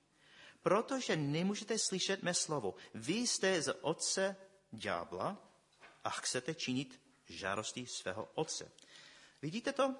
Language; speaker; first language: Czech; non-native, fluent; English